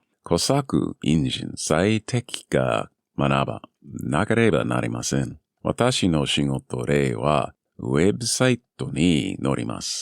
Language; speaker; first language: Japanese; non-native, learner; English